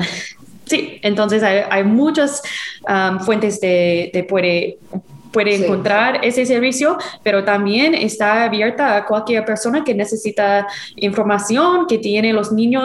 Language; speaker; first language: Spanish; non-native, fluent; English